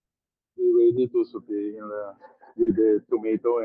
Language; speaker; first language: English; non-native, learner; Italian